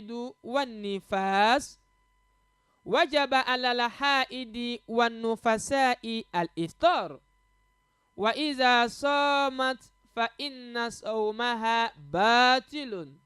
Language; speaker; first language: Arabic; non-native, fluent; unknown